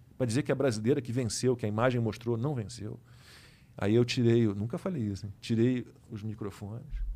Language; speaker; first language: Portuguese; native; Portuguese